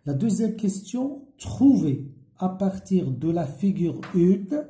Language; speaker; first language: French; non-native, local second language; Arabic